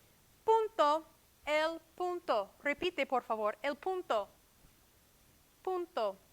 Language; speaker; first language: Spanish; non-native, fluent; English